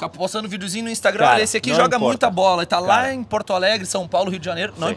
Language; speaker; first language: Portuguese; native; Portuguese